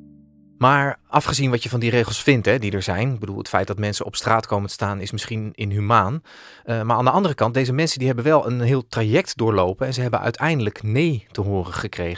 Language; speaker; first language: Dutch; native; Dutch